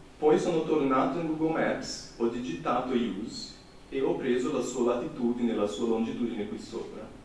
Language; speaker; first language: Italian; non-native, fluent; Portuguese